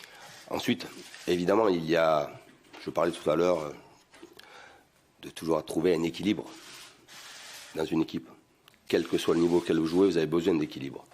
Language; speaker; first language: French; native; French